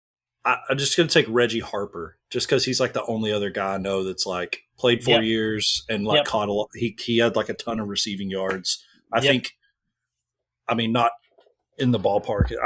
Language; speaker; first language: English; native; English